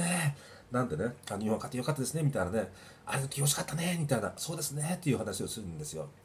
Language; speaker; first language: Japanese; native; Japanese